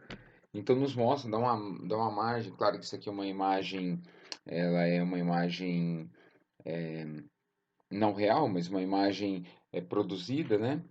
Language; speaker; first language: Portuguese; native; Portuguese